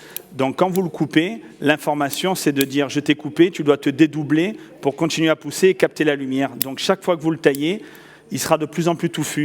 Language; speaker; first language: French; native; French